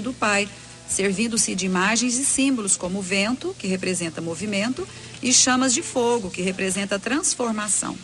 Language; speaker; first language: Portuguese; native; Portuguese